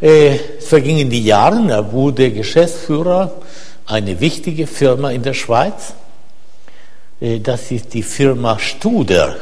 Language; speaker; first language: German; non-native, fluent; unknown